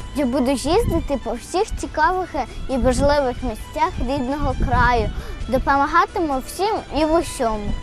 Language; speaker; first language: Ukrainian; native; Ukrainian